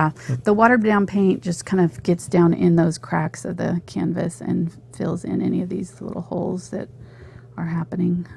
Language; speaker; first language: English; native; English